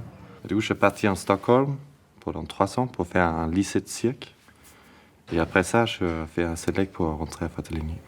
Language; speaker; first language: French; non-native, fluent; Danish